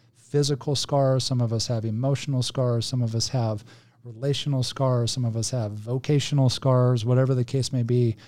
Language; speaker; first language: English; native; English